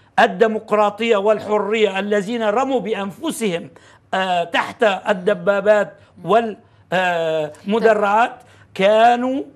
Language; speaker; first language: Arabic; non-native, fluent; Turkish